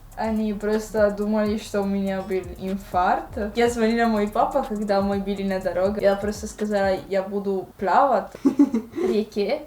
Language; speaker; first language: Russian; non-native, learner; Italian